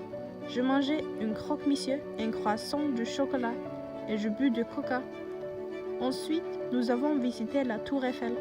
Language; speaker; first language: French; non-native, learner; Norwegian